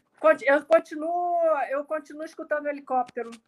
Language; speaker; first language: Portuguese; non-native, learner; Spanish